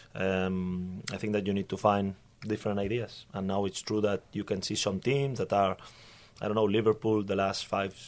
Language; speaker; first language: English; non-native, fluent; Spanish